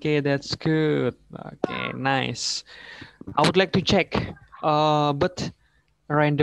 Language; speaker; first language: English; non-native, learner; Indonesian